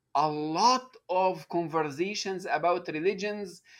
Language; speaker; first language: English; non-native, fluent; Arabic